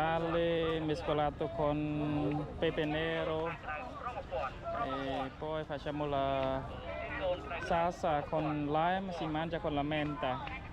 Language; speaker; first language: Italian; non-native, fluent; Vietnamese